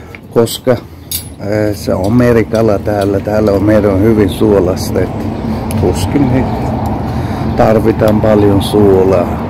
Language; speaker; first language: Finnish; non-native, fluent; Turkish